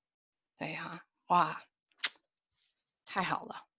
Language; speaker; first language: Chinese; non-native, fluent; English